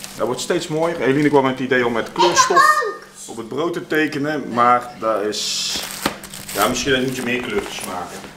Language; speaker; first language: Dutch; native; Dutch